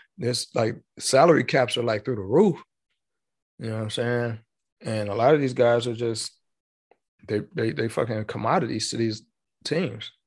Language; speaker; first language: English; native; English